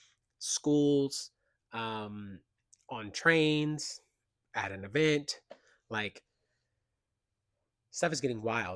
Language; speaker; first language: English; native; English